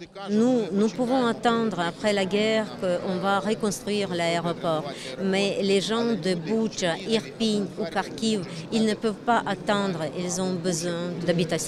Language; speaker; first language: French; non-native, fluent; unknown